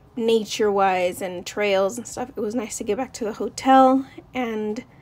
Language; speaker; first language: English; native; English